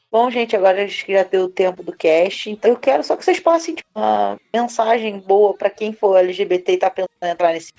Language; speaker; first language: Portuguese; native; Portuguese